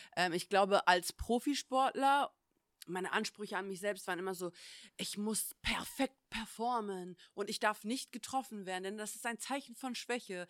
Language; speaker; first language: German; native; German